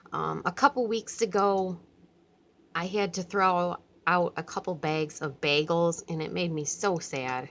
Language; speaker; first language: English; native; English